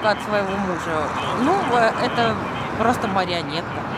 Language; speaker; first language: Russian; native; Russian